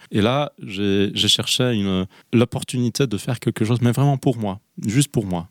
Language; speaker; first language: French; non-native, fluent; Polish